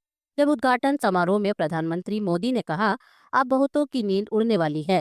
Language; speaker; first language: Hindi; native; Hindi